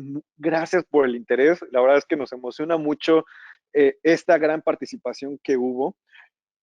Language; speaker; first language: Spanish; native; Spanish